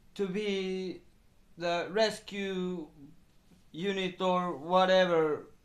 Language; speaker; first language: English; non-native, learner; Finnish